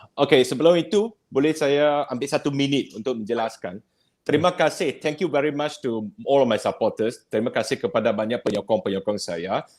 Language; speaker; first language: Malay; non-native, local second language; Chinese